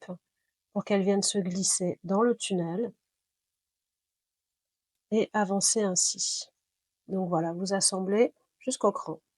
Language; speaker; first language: French; native; French